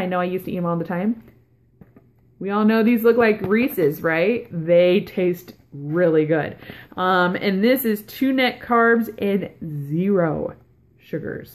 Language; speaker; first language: English; native; English